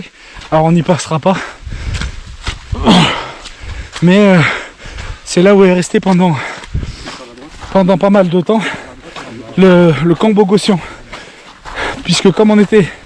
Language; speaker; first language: French; native; French